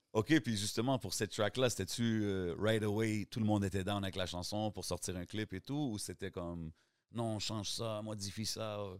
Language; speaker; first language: French; native; French